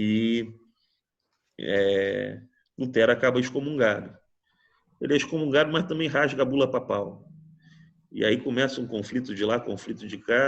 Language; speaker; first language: Portuguese; native; Portuguese